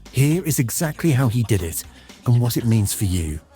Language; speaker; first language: English; native; English